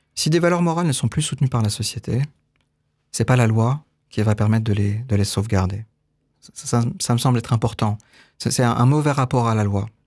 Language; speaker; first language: French; native; French